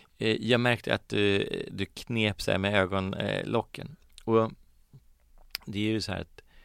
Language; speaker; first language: Swedish; early bilingual, other home language; Polish